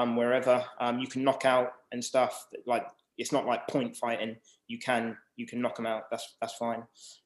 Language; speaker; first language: English; native; English